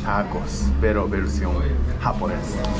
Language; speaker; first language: Spanish; non-native, learner; Japanese